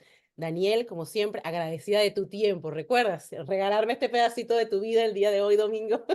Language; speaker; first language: Spanish; native; Spanish